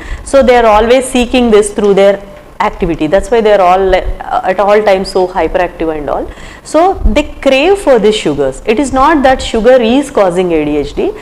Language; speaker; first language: English; non-native, local second language; Telugu